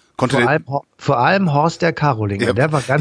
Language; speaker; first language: German; native; German